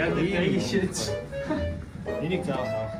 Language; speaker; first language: Mongolian; non-native, learner; Korean